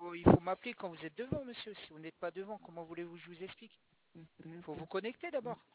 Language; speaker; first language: French; native; French